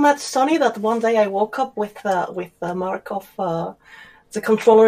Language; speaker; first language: English; non-native, fluent; Spanish